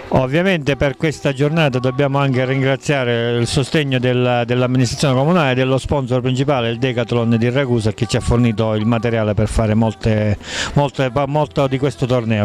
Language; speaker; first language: Italian; native; Italian